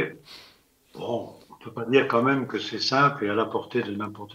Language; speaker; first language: French; native; French